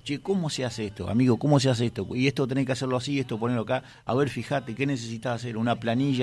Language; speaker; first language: Spanish; native; Spanish